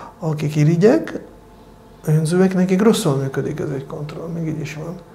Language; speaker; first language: Hungarian; non-native, fluent; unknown